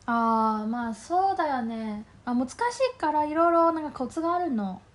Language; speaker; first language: Japanese; non-native, fluent; Chinese